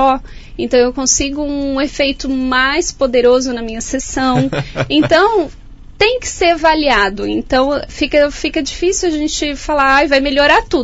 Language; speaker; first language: Portuguese; native; Portuguese